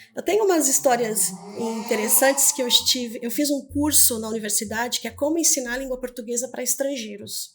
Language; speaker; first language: Portuguese; native; Portuguese